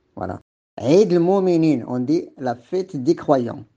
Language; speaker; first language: French; non-native, local second language; Arabic